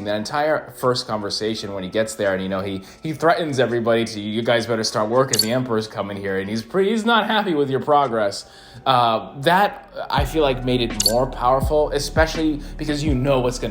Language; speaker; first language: English; native; English